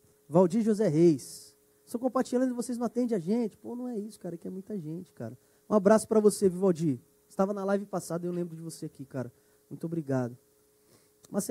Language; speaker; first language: Portuguese; native; Portuguese